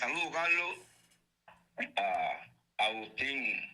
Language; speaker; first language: Spanish; native; Spanish